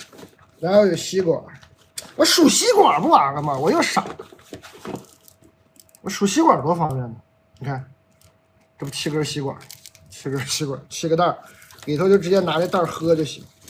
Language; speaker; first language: Chinese; native; Chinese